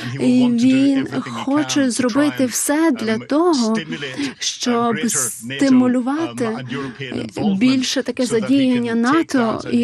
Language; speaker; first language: Ukrainian; non-native, fluent; English